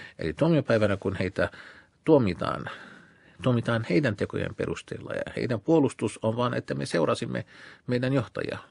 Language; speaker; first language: Finnish; non-native, fluent; Arabic